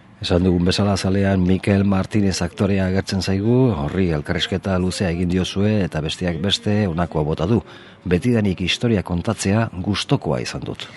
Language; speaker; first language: Basque; native; Basque